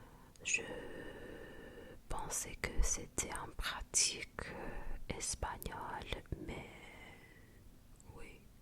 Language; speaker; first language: French; non-native, fluent; Japanese